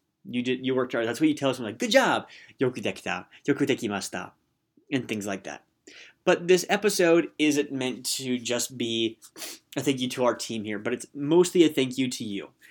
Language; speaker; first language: English; native; English